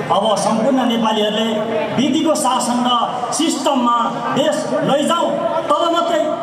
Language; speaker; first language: Nepali; native; Nepali